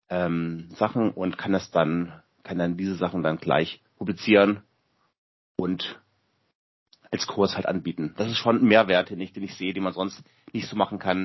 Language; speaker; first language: German; native; German